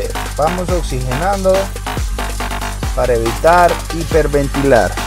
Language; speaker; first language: Spanish; native; Spanish